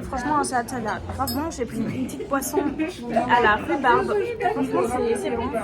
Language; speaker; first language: French; native; French